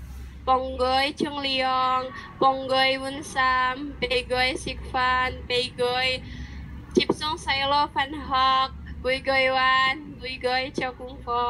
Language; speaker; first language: Cantonese; non-native, learner; Indonesian